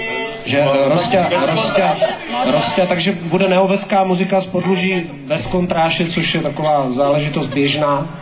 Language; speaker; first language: Czech; native; Czech